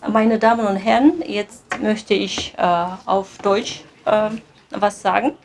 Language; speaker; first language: German; non-native, fluent; Kazakh